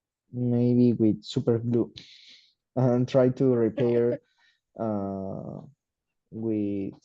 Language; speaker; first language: English; non-native, learner; Spanish